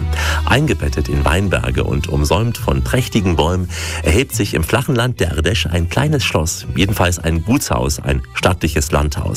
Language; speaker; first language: German; native; German